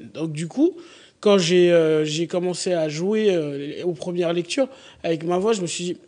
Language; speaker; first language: French; native; French